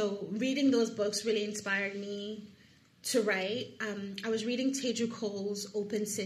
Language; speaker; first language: English; non-native, local second language; Yoruba